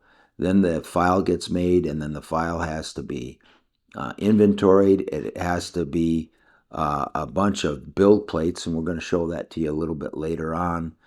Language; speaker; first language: English; native; English